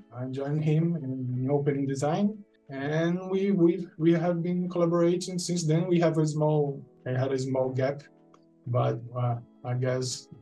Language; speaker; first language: English; non-native, fluent; Portuguese